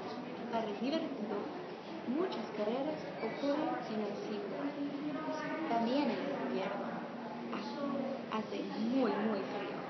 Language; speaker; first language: Spanish; non-native, learner; English